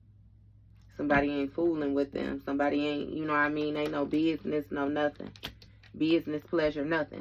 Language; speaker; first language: English; native; English